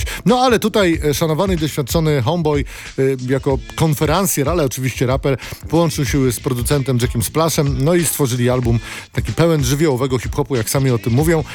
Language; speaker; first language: Polish; native; Polish